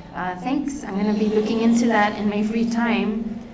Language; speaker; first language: English; native; English